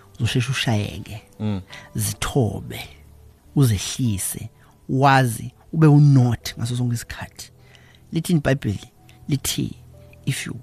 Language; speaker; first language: Zulu; native; Zulu